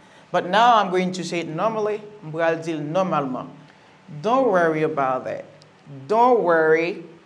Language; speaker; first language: English; non-native, fluent; Haitian Creole